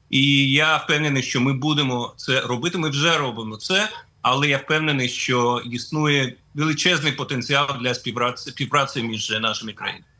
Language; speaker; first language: Ukrainian; non-native, fluent; Russian